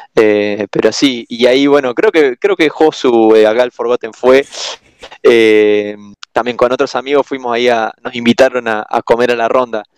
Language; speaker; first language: Spanish; native; Spanish